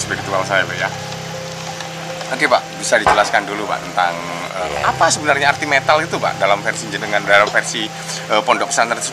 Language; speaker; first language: Indonesian; native; Indonesian